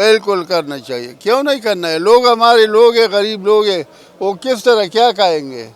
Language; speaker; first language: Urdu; non-native, local second language; Pashto